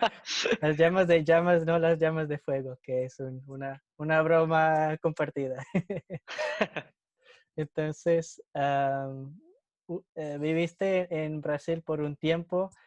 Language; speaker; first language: Spanish; non-native, fluent; English